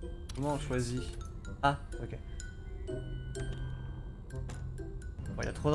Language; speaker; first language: French; native; French